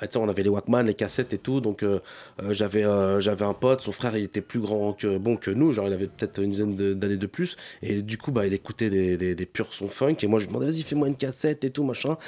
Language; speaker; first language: French; native; French